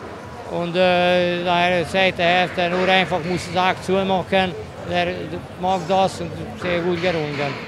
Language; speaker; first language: German; non-native, learner; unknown